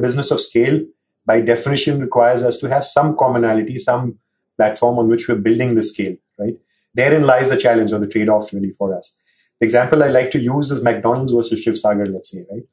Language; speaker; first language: English; non-native, local second language; Hindi